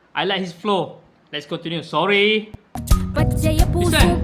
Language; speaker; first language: English; non-native, local second language; Malay